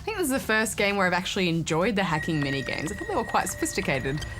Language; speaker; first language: English; native; English